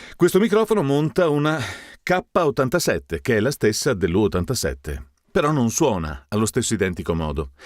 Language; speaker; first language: Italian; native; Italian